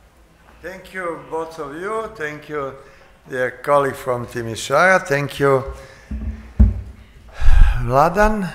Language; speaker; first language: English; non-native, fluent; Serbian